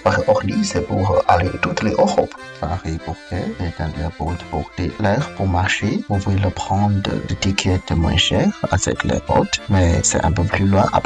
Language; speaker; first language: French; non-native, learner; Chinese